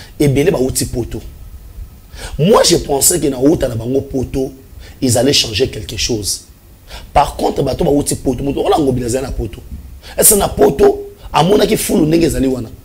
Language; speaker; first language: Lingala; non-native, local second language; Swahili